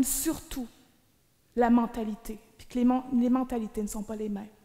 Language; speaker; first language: French; native; French